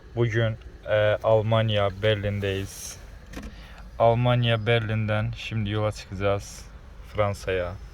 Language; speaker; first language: Turkish; native; Turkish